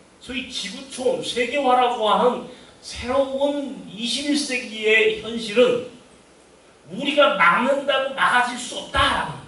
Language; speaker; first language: Korean; native; Korean